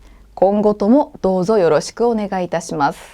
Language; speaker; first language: Japanese; non-native, fluent; Korean